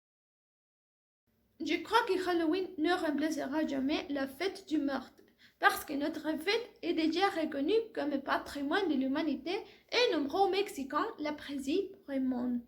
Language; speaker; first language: French; non-native, learner; Spanish